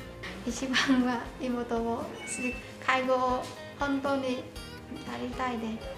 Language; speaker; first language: Japanese; non-native, learner; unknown